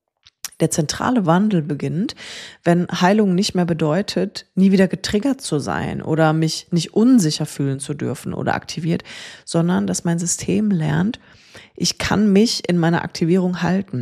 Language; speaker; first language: German; native; German